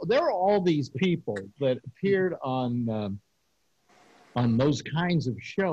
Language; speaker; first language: English; native; English